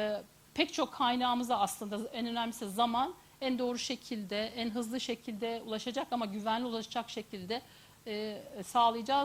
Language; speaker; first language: Turkish; native; Turkish